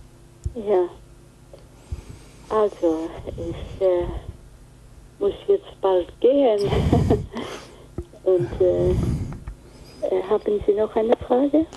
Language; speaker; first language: German; non-native, fluent; Greek